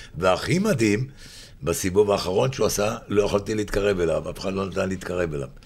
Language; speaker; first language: Hebrew; native; Hebrew